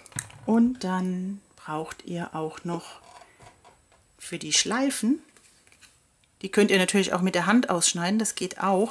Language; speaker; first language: German; native; German